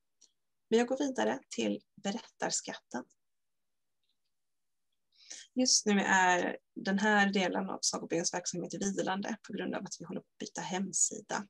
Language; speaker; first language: Swedish; native; Swedish